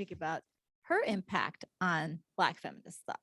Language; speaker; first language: English; native; English